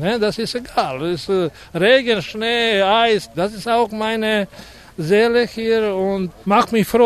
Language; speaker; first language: German; non-native, fluent; Croatian